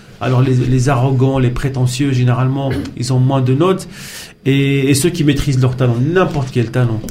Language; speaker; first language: French; non-native, local second language; Arabic